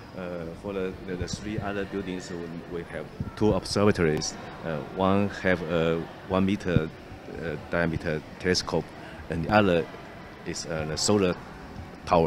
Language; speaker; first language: English; non-native, learner; Chinese